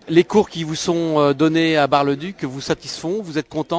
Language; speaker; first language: French; native; French